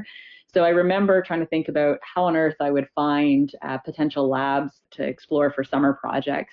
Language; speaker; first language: English; native; English